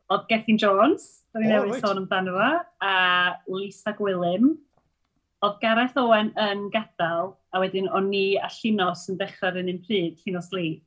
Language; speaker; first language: Welsh; native; Welsh